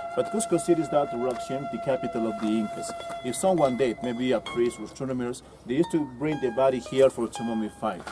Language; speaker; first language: English; non-native, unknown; Spanish